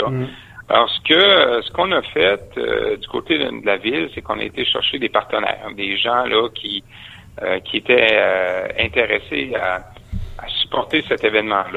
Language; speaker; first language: French; native; French